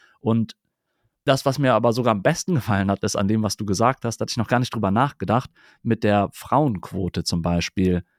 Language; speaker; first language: German; native; German